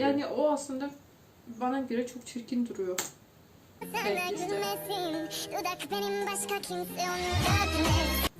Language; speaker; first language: Turkish; non-native, fluent; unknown